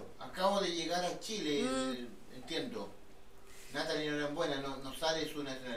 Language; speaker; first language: Spanish; native; Spanish